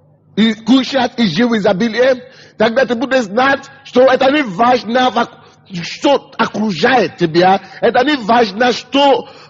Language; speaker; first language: Russian; non-native, fluent; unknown